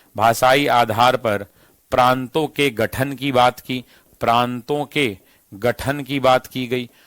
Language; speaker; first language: Hindi; native; Hindi